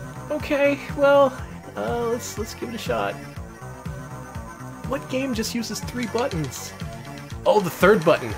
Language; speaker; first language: English; native; English